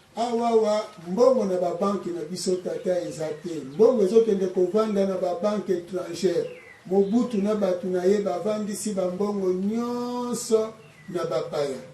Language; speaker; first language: Lingala; non-native, local second language; Kongo